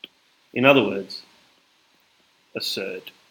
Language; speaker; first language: English; native; English